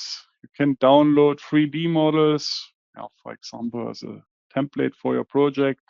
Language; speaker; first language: English; non-native, fluent; German